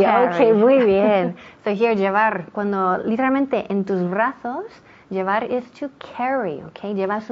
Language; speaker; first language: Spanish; non-native, fluent; English